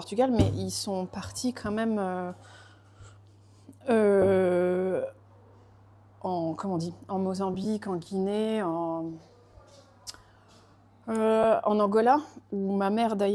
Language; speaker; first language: French; native; French